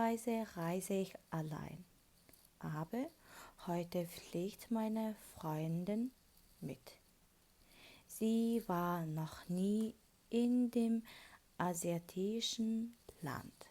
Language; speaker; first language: German; non-native, fluent; Mongolian